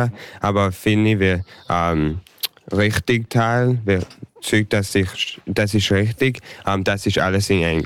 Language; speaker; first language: German; early bilingual, heritage; English